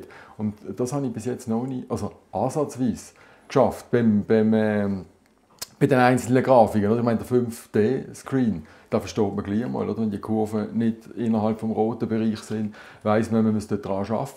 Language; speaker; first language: German; native; German